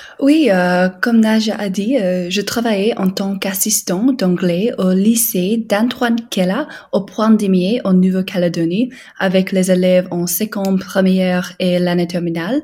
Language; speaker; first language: French; non-native, fluent; English